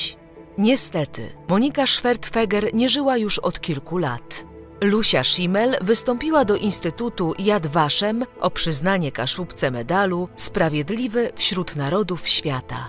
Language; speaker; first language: Polish; native; Polish